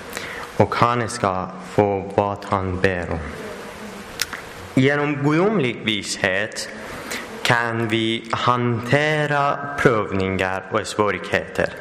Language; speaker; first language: Swedish; non-native, learner; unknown